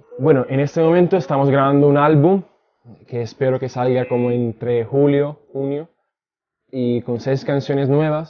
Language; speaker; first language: Spanish; non-native, fluent; Italian